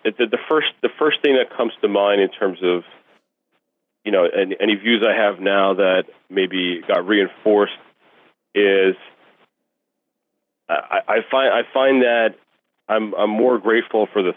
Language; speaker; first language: English; early bilingual, other home language; Russian